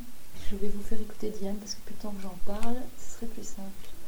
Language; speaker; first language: French; native; French